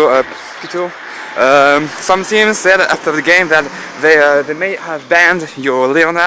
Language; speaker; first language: English; non-native, learner; French